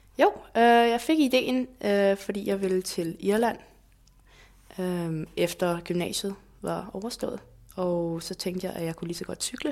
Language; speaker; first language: Danish; native; Danish